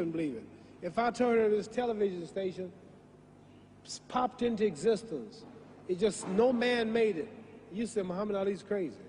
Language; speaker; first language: English; native; English